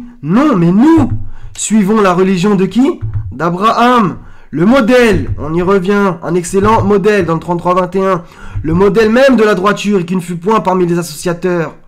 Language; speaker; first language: French; native; French